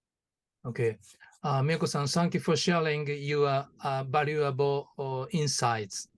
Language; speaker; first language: English; non-native, learner; Japanese